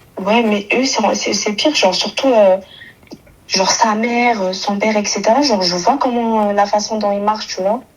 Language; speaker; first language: French; native; French